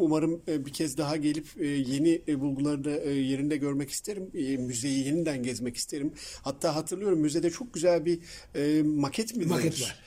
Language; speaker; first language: Turkish; non-native, fluent; Japanese